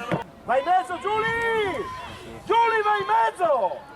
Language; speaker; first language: Italian; native; Italian